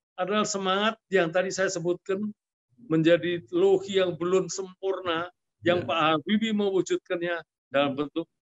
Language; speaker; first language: Indonesian; native; Indonesian